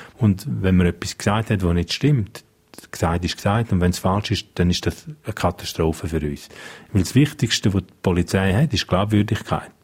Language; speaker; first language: German; non-native, local second language; Romansh